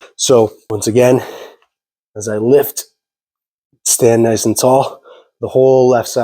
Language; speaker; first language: English; native; English